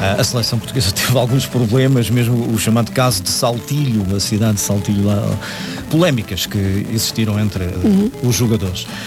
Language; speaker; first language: Portuguese; native; Portuguese